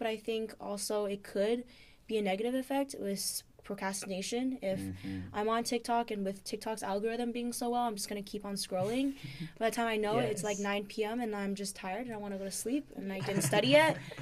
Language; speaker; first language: English; native; English